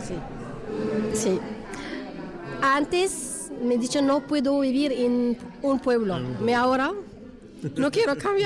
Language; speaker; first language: Spanish; non-native, learner; Arabic